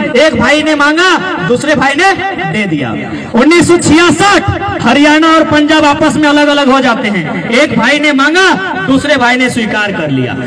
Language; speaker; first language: Hindi; non-native, local second language; Magahi